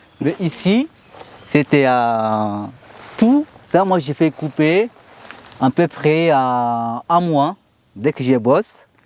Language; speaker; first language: French; non-native, learner; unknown